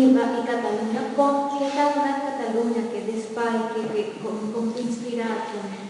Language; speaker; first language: Catalan; non-native, fluent; Spanish